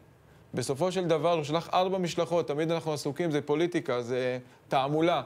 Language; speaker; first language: Hebrew; native; Hebrew